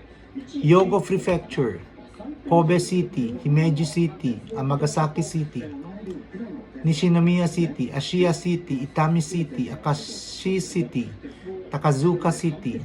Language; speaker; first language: English; non-native, local second language; Filipino